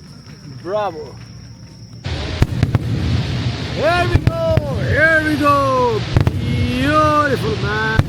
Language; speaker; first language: English; non-native, local second language; Urdu